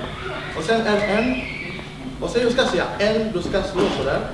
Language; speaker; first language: Swedish; non-native, learner; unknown